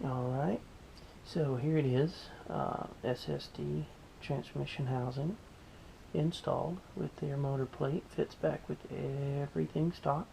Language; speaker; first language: English; native; English